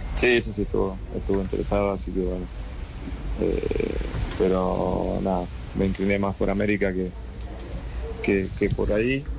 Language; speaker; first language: Spanish; native; Spanish